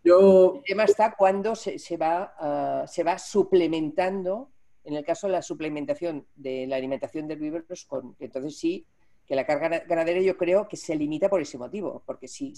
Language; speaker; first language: Spanish; native; Spanish